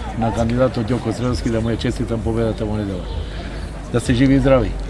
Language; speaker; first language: Macedonian; non-native, local second language; Turkish